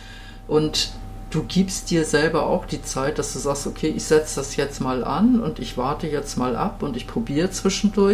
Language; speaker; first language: German; native; German